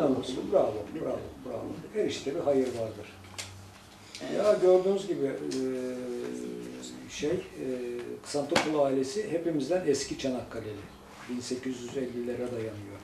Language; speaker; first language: Turkish; native; Turkish